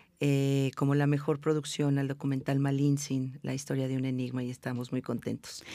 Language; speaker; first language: Spanish; native; Spanish